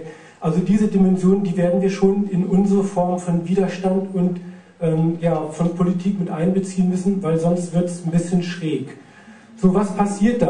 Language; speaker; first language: German; native; German